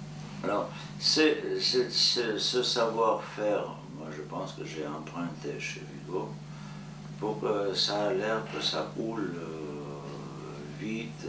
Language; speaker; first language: French; non-native, fluent; Georgian